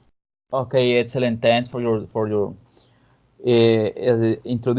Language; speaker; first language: English; non-native, fluent; Spanish